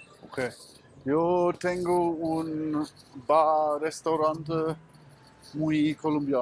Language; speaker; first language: Spanish; non-native, learner; German